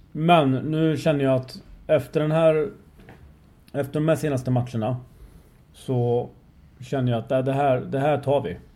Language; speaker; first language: Swedish; early bilingual, other home language; Persian